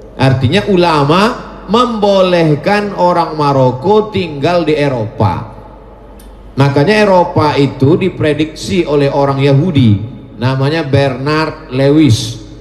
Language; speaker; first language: Indonesian; native; Indonesian